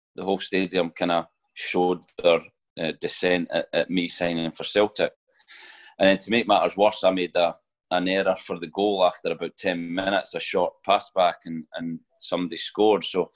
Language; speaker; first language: English; native; English